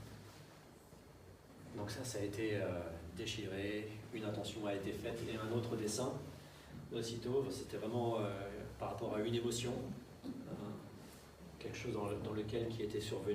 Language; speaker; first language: French; native; French